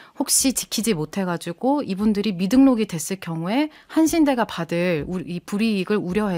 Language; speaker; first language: Korean; native; Korean